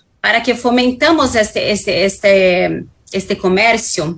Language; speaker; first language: Spanish; non-native, fluent; Portuguese